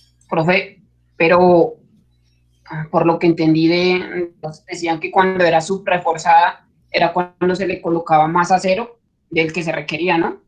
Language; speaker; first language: Spanish; native; Spanish